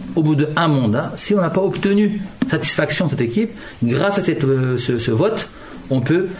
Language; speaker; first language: French; early bilingual, other home language; Turkish